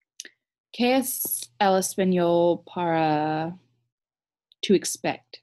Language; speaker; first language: Spanish; non-native, learner; English